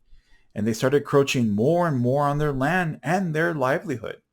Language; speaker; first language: English; native; English